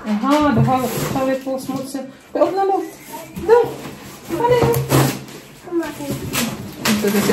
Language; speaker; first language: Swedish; non-native, learner; Filipino